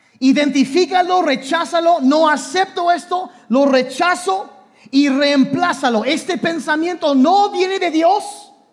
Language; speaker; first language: Spanish; non-native, fluent; English